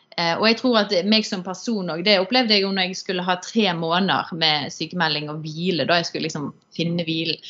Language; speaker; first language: Norwegian; native; Norwegian